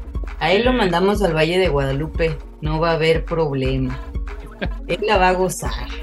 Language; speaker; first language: Spanish; native; Spanish